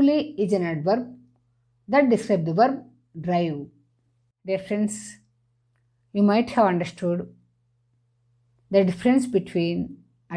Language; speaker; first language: English; non-native, fluent; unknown